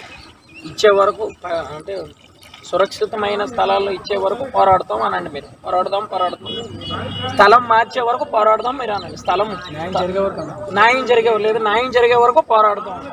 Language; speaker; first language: Telugu; native; Telugu